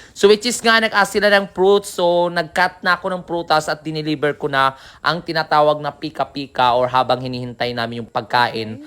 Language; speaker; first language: Filipino; non-native, local second language; Surigaonon